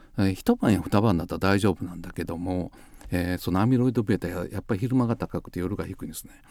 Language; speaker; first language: Japanese; native; Japanese